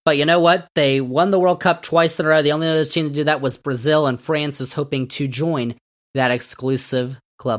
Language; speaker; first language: English; native; English